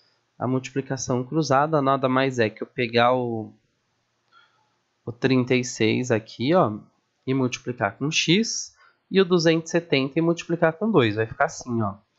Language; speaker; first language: Portuguese; native; Portuguese